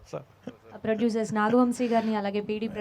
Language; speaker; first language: Telugu; native; Telugu